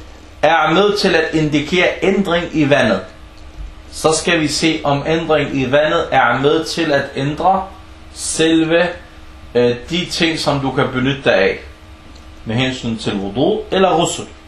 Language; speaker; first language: Danish; early bilingual, other home language; Arabic